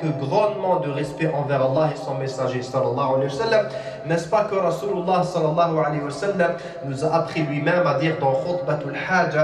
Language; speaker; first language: French; non-native, local second language; Arabic